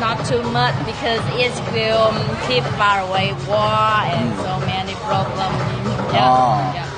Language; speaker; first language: English; non-native, learner; Vietnamese